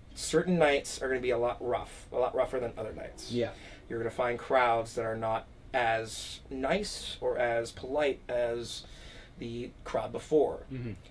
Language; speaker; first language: English; native; English